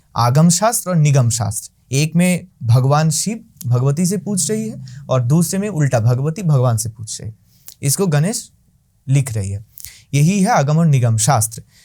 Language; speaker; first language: Hindi; non-native, local second language; Bangla